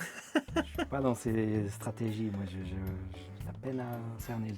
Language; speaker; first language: French; native; French